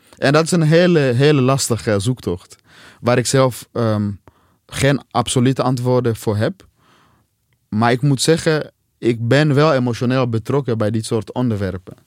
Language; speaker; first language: Dutch; non-native, fluent; Swahili